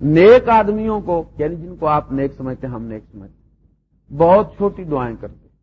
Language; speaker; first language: Urdu; non-native, local second language; Punjabi